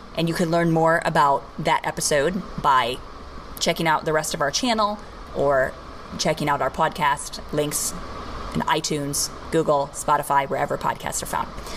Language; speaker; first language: English; native; English